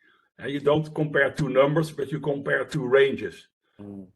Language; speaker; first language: English; non-native, fluent; Dutch